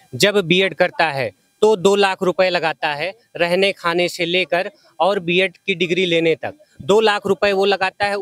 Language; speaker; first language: Hindi; native; Hindi